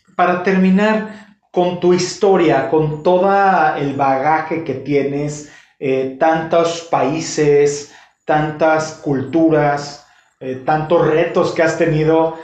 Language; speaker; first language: Spanish; native; Spanish